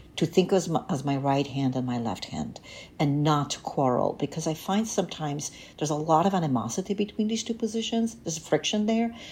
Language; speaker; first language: English; early bilingual, other home language; Bulgarian